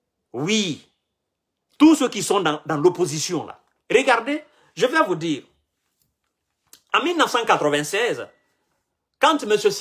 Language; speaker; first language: French; non-native, local second language; Mandingo